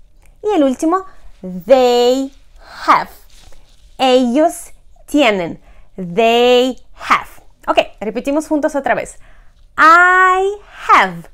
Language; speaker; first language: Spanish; non-native, fluent; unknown